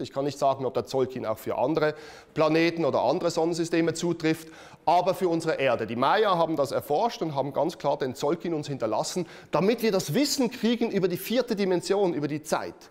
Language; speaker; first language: German; native; German